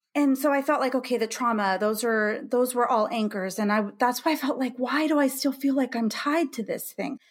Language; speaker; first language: English; native; English